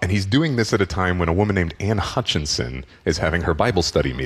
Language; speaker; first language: English; native; English